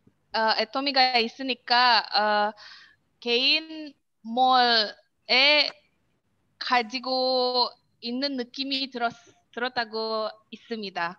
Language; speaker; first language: Korean; non-native, learner; Indonesian